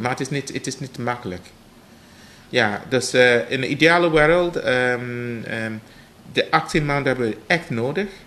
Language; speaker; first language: Dutch; non-native, fluent; English